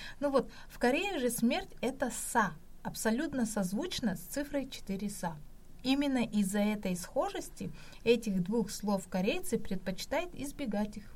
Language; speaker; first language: Russian; non-native, local second language; Kazakh